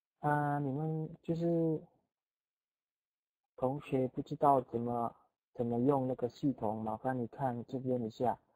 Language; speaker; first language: Chinese; non-native, fluent; Indonesian